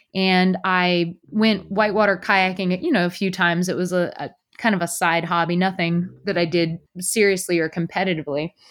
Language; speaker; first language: English; native; English